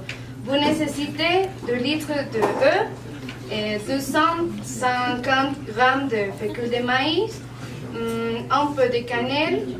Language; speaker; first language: French; non-native, learner; Spanish